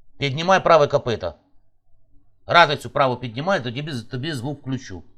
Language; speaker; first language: Ukrainian; native; Ukrainian